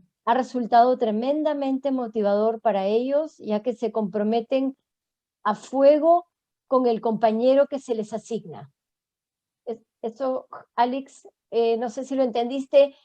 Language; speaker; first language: Spanish; native; Spanish